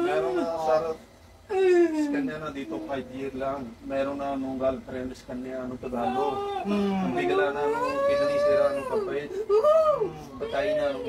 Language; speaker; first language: Filipino; non-native, learner; Punjabi